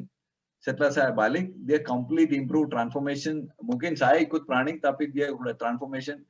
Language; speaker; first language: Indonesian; non-native, learner; Tamil